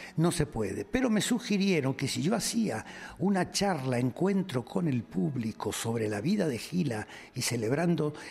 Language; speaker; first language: Spanish; native; Spanish